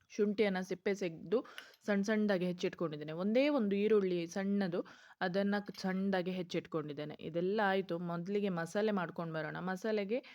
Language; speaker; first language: Kannada; non-native, local second language; Konkani